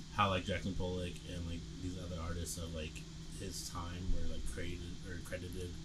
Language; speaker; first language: English; native; English